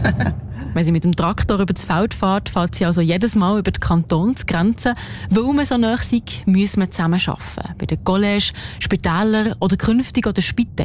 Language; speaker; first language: German; native; German